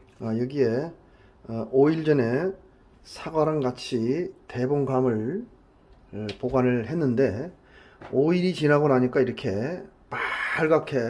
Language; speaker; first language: Korean; native; Korean